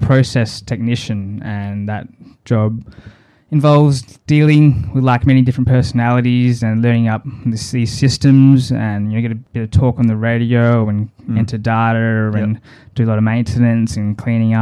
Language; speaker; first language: English; native; English